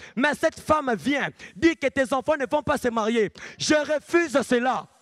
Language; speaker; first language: French; non-native, local second language; Lingala